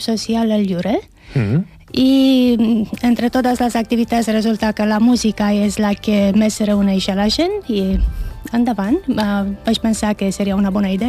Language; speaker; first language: Catalan; non-native, fluent; Romanian